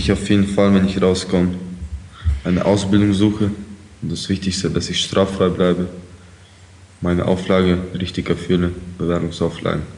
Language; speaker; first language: German; early bilingual, other home language; Ukrainian